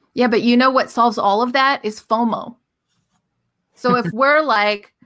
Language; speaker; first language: English; early bilingual, other home language; Persian